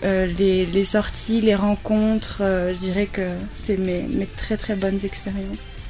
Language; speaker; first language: French; native; French